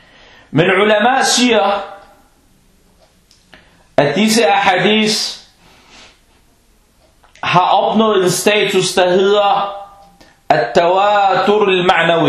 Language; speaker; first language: Danish; early bilingual, other home language; Arabic